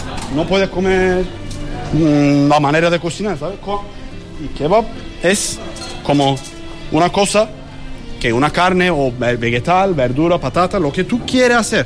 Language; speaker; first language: Spanish; non-native, learner; Turkish